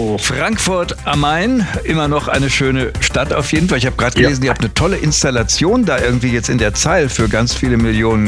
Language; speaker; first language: German; native; German